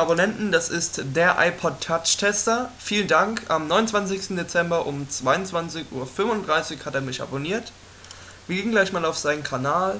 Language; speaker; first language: German; native; German